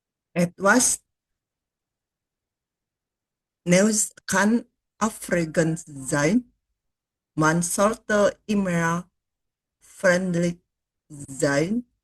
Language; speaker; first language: German; non-native, learner; Indonesian